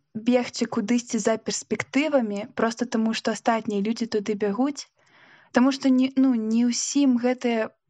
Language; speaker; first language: Belarusian; non-native, local second language; Russian